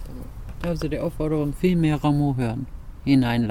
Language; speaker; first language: German; native; German